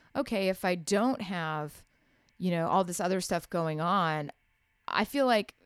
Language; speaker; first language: English; native; English